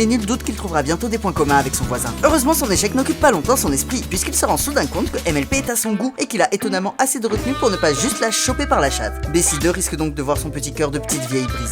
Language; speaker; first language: French; native; French